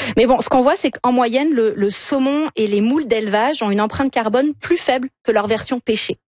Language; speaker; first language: French; native; French